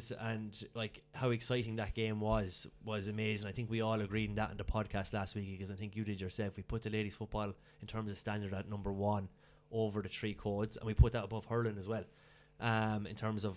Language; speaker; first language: English; native; English